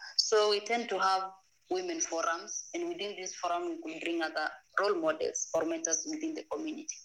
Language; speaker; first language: English; non-native, local second language; Masai